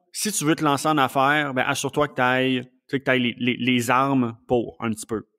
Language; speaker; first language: French; native; French